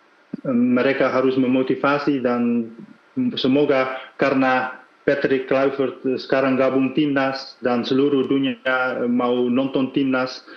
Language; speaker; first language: Indonesian; non-native, fluent; Dutch